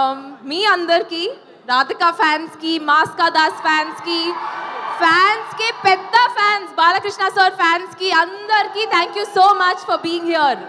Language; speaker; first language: Telugu; non-native, learner; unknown